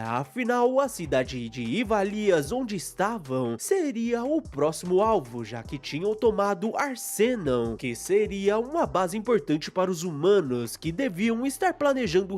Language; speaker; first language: Portuguese; native; Portuguese